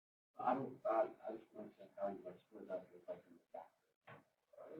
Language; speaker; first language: English; native; English